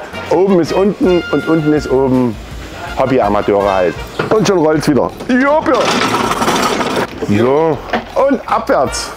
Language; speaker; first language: German; native; German